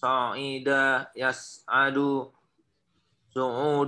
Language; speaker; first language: Arabic; non-native, learner; Indonesian